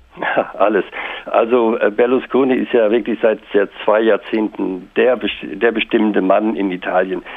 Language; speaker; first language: German; non-native, fluent; Italian